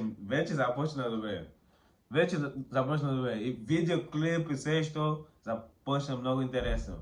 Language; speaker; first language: Bulgarian; non-native, learner; Portuguese